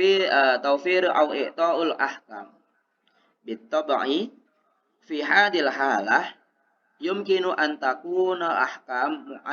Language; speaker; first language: Arabic; non-native, learner; Indonesian